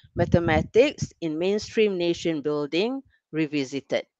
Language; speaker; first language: English; non-native, local second language; Malay